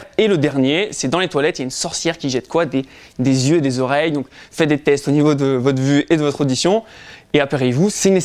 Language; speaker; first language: French; native; French